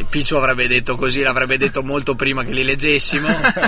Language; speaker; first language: Italian; native; Italian